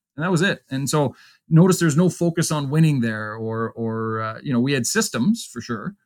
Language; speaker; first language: English; native; English